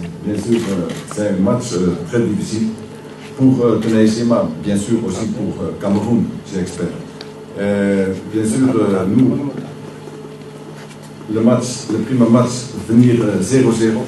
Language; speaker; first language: French; non-native, learner; Dutch